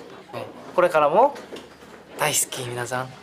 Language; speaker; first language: Japanese; non-native, learner; Korean